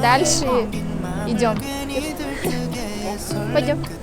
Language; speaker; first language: Russian; non-native, local second language; Kyrgyz